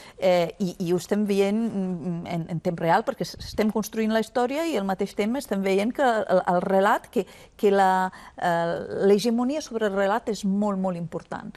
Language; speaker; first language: Catalan; non-native, fluent; Italian